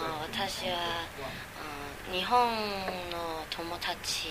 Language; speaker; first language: Japanese; non-native, learner; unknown